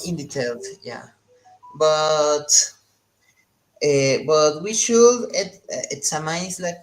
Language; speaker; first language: English; non-native, learner; Spanish